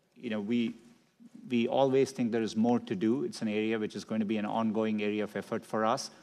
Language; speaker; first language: English; non-native, local second language; Tamil